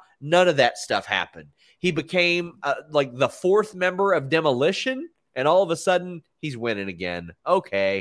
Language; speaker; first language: English; native; English